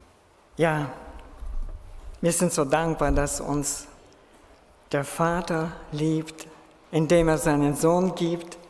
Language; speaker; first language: German; non-native, fluent; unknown